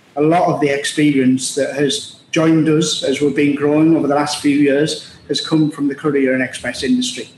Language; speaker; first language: English; native; English